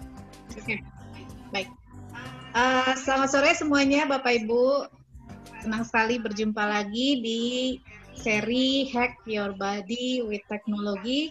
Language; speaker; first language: Indonesian; native; Indonesian